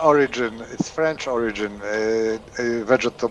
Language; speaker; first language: English; non-native, fluent; Polish